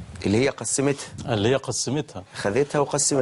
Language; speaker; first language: Arabic; native; Arabic